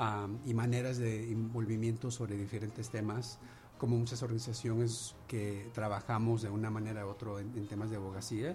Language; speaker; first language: Spanish; early bilingual, other home language; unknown